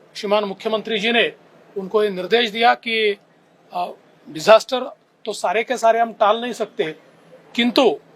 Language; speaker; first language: Hindi; non-native, local second language; Marathi